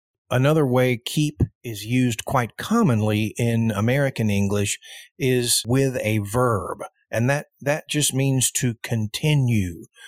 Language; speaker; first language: English; early bilingual, other home language; Spanish